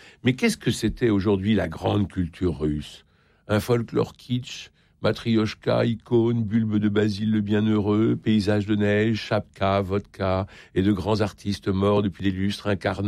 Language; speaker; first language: French; native; French